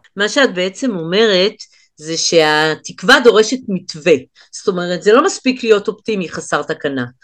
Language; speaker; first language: Hebrew; native; Hebrew